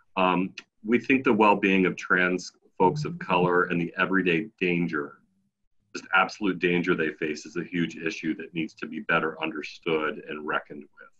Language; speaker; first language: English; native; English